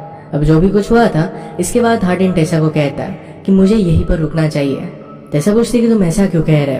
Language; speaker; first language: Hindi; native; Hindi